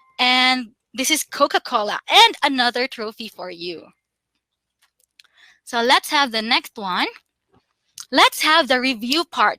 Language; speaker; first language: English; non-native, local second language; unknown